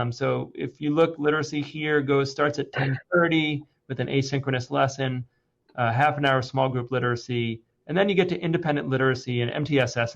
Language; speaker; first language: English; native; English